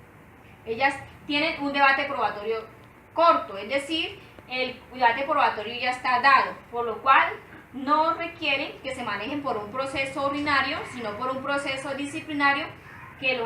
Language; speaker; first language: Spanish; native; Spanish